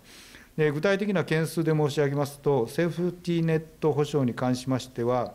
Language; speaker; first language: Japanese; native; Japanese